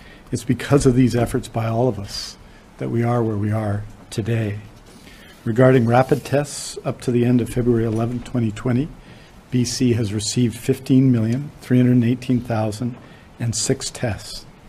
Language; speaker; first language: English; native; English